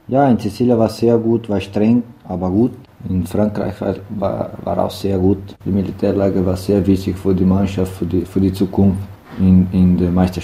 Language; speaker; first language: German; non-native, learner; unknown